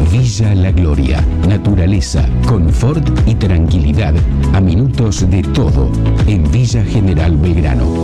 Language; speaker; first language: Spanish; native; Spanish